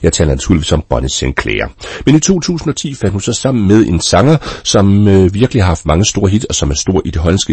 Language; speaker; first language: Danish; native; Danish